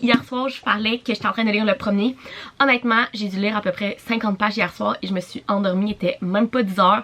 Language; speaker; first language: French; native; French